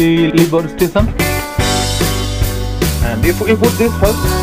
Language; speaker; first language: English; non-native, learner; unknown